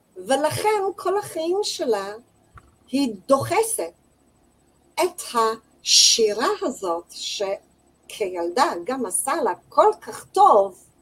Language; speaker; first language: Hebrew; non-native, fluent; English